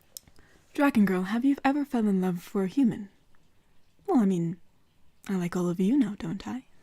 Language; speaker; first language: English; native; English